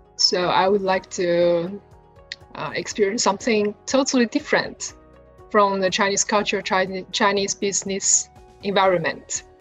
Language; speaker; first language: English; non-native, fluent; Chinese